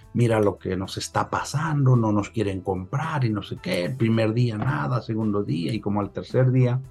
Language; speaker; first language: Spanish; native; Spanish